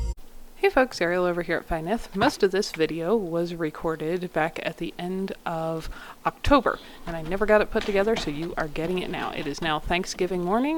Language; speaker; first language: English; native; English